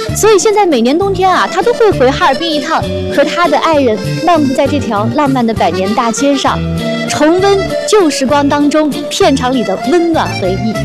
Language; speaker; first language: Chinese; native; Chinese